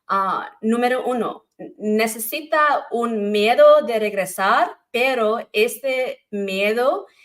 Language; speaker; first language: Spanish; non-native, learner; English